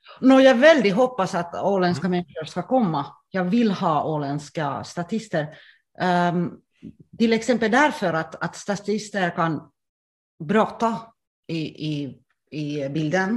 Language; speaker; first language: Swedish; non-native, local second language; Finnish